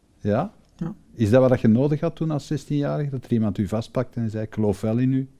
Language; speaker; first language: Dutch; native; Dutch